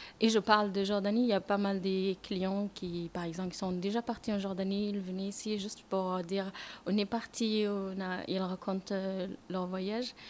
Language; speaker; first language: French; non-native, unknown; Arabic